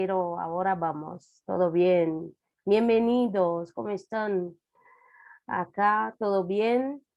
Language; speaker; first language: Spanish; non-native, fluent; Portuguese